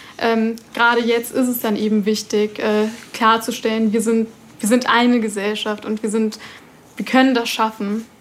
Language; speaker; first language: German; early bilingual, other home language; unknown